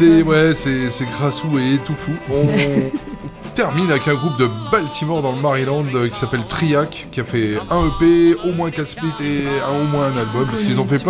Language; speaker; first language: French; native; French